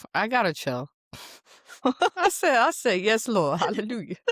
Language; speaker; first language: English; native; English